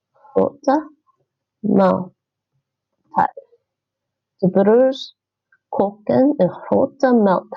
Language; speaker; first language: Dutch; non-native, learner; English